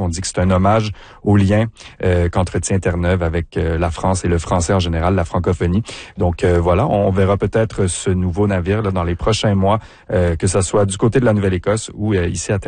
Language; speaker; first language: French; native; French